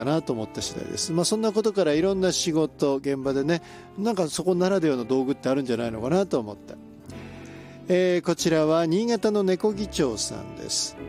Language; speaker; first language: Japanese; native; Japanese